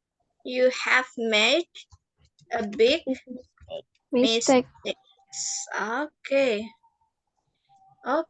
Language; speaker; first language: English; non-native, fluent; Indonesian